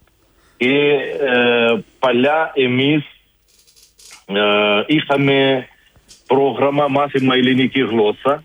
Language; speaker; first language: Greek; non-native, learner; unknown